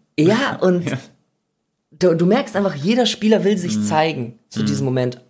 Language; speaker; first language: German; native; German